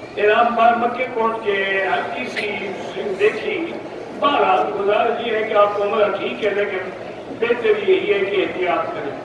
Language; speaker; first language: Urdu; native; Urdu